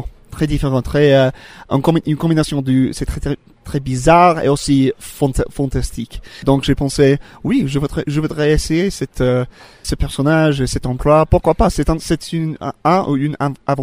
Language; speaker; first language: French; non-native, learner; English